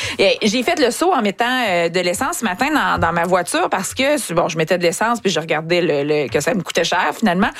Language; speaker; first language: French; native; French